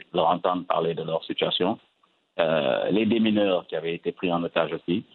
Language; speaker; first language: French; non-native, local second language; Wolof